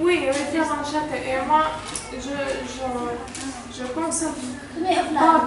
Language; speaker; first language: French; non-native, learner; Arabic